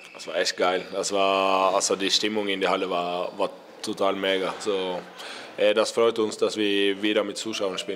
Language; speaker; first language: German; non-native, learner; Norwegian